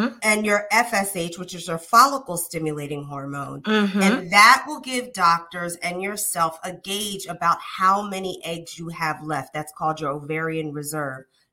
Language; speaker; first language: English; native; English